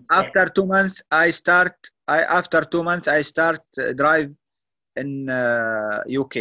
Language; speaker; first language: English; non-native, learner; Arabic